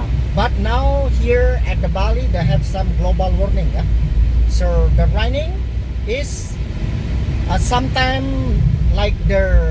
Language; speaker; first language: English; non-native, learner; Indonesian